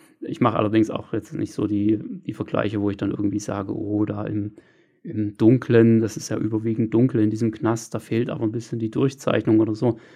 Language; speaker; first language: German; native; German